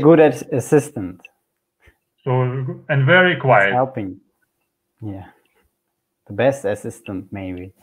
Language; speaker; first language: English; non-native, learner; Turkish